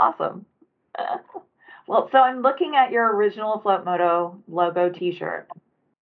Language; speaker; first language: English; native; English